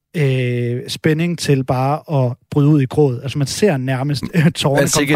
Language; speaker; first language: Danish; native; Danish